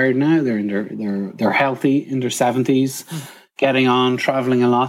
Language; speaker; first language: English; native; English